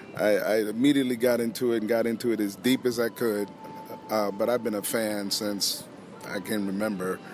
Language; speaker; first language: English; native; English